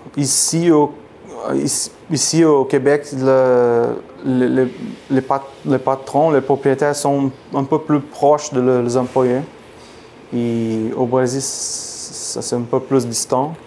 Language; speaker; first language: French; non-native, learner; Portuguese